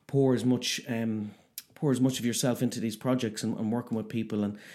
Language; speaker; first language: English; native; English